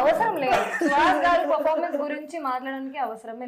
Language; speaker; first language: Telugu; non-native, fluent; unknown